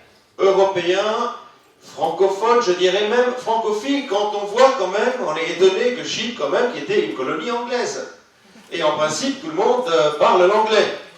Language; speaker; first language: French; native; French